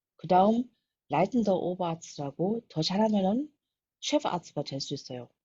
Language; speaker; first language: Korean; early bilingual, heritage; Korean